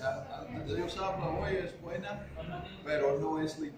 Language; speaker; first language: Spanish; non-native, fluent; English